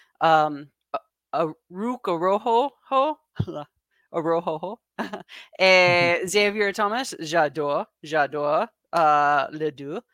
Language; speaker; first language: French; non-native, learner; English